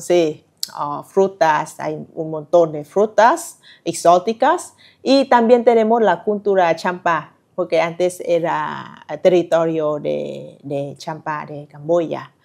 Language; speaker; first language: Spanish; non-native, learner; Vietnamese